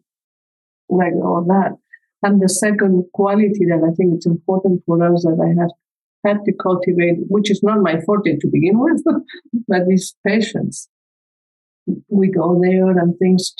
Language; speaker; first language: English; non-native, fluent; Spanish